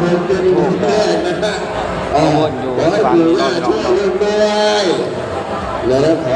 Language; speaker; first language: Thai; native; Thai